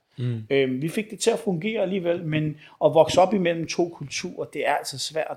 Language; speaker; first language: Danish; early bilingual, other home language; Arabic